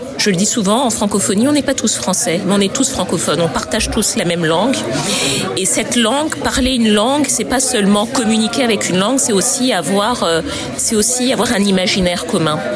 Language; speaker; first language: French; native; French